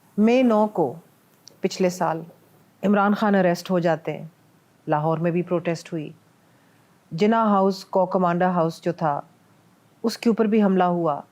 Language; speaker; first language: Urdu; non-native, local second language; Punjabi